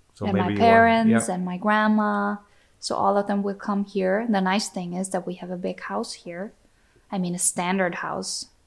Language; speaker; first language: English; non-native, fluent; German